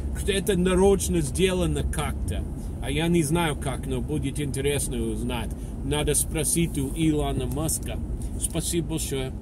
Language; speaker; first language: Russian; non-native, fluent; English